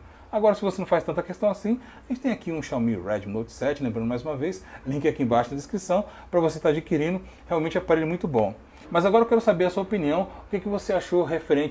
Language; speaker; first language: Portuguese; native; Portuguese